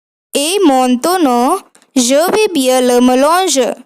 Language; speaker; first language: French; non-native, learner; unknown